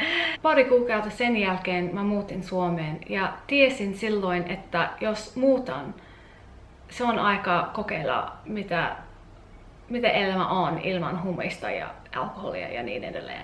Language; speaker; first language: Finnish; non-native, learner; English